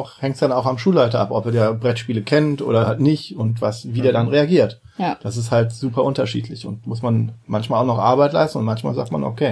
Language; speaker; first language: German; native; German